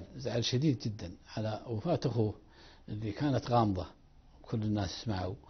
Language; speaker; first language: Arabic; native; Arabic